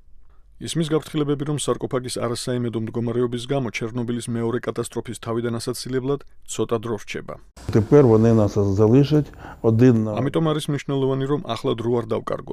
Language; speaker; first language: Georgian; native; Georgian